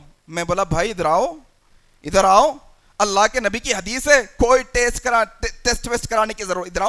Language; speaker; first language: Urdu; native; Urdu